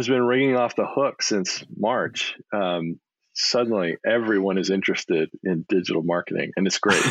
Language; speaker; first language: English; native; English